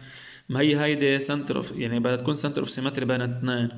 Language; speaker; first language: Arabic; native; Arabic